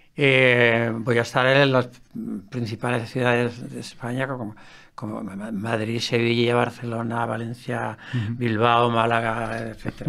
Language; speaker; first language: Spanish; native; Spanish